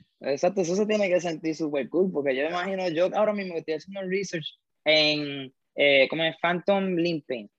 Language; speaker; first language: Spanish; native; Spanish